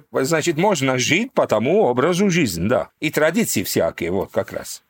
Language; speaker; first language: Russian; non-native, fluent; Maltese